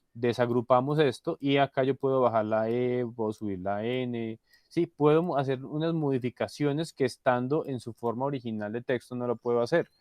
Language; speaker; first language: Spanish; native; Spanish